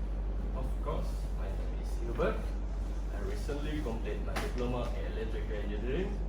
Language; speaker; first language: English; non-native, learner; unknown